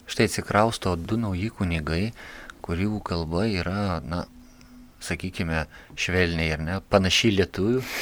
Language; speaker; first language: Lithuanian; native; Lithuanian